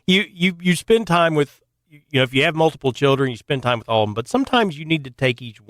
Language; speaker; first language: English; native; English